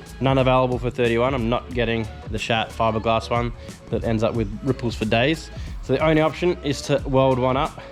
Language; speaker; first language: English; native; English